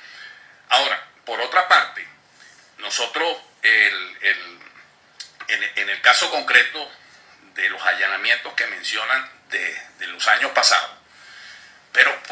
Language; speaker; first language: Spanish; native; Spanish